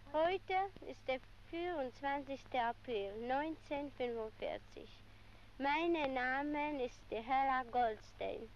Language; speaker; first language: German; non-native, learner; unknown